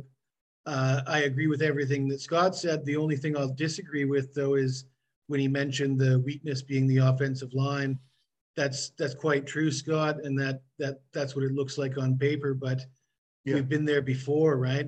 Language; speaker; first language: English; native; English